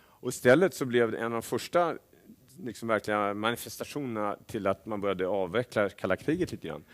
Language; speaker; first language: Swedish; native; Swedish